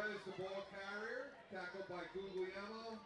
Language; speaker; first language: English; native; English